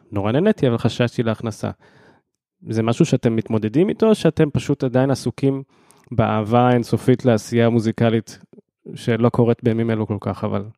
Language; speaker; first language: Hebrew; native; Hebrew